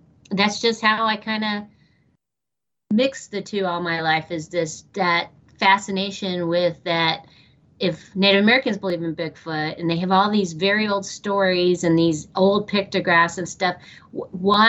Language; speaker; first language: English; native; English